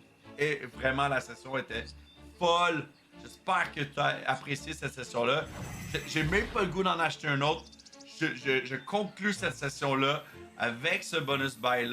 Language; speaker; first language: French; native; French